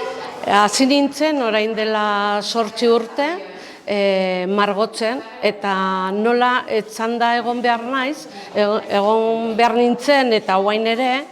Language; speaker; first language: Basque; non-native, local second language; Spanish